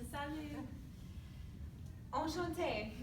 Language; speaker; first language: French; non-native, learner; English